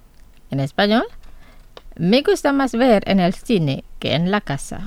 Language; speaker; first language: Spanish; non-native, fluent; Indonesian